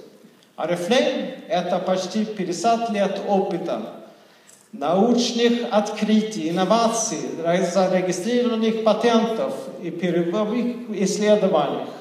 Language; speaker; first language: Russian; non-native, fluent; Swedish